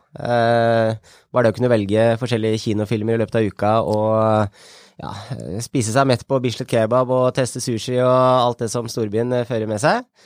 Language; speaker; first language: Norwegian; native; Norwegian